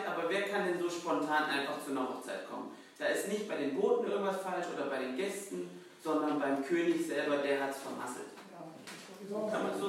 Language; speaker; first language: German; native; German